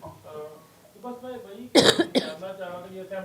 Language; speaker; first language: Hindi; native; Hindi